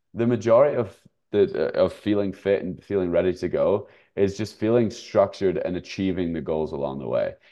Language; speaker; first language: English; native; English